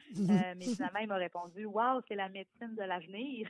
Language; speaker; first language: French; native; French